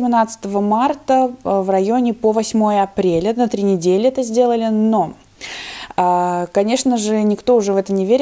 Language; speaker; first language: Russian; native; Russian